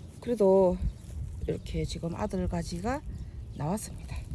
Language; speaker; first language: Korean; native; Korean